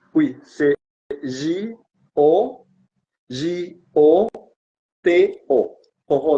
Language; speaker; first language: French; non-native, fluent; Spanish